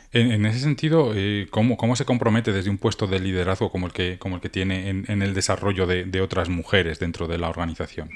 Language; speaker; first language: Spanish; native; Spanish